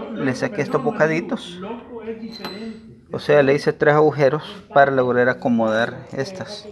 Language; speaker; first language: Spanish; native; Spanish